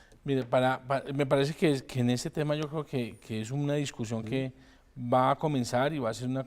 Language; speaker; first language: Spanish; native; Spanish